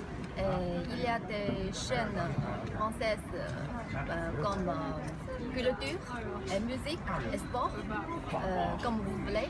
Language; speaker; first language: French; non-native, learner; Chinese